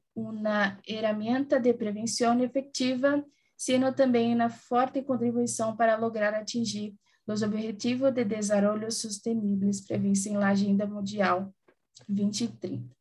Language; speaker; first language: Spanish; non-native, learner; Portuguese